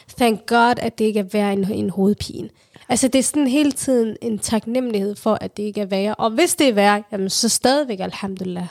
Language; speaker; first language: Danish; early bilingual, other home language; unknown